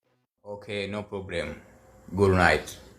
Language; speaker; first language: English; non-native, learner; Swahili